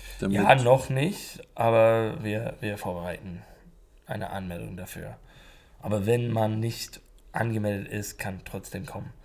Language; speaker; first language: German; non-native, learner; English